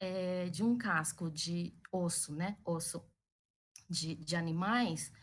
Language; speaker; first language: Portuguese; early bilingual, other home language; Chinese